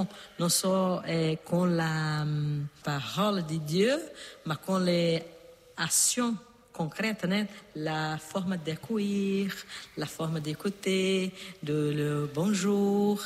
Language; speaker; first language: French; non-native, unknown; Portuguese